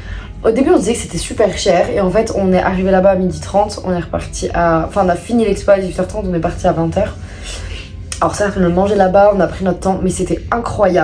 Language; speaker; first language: French; native; French